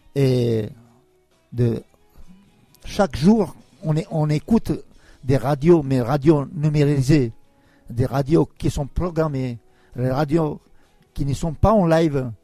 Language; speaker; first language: French; non-native, fluent; Albanian